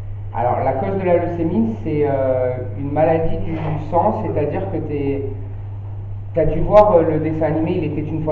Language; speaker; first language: French; native; French